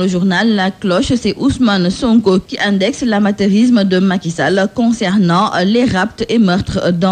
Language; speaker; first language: French; non-native, local second language; Wolof